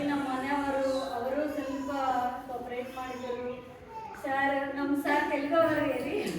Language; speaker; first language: Kannada; non-native, learner; Telugu